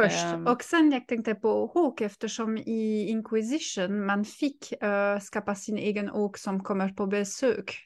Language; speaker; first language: Swedish; non-native, fluent; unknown